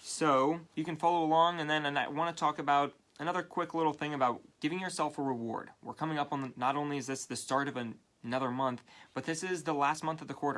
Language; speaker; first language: English; native; English